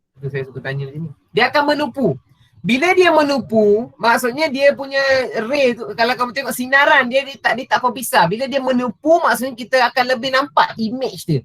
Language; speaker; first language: Malay; non-native, local second language; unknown